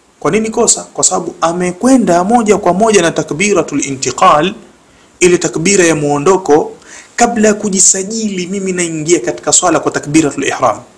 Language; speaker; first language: Swahili; native; Swahili